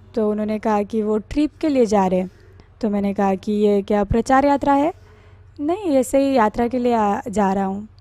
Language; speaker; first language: Hindi; non-native, fluent; Korean